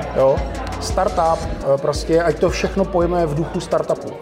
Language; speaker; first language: Czech; early bilingual, other home language; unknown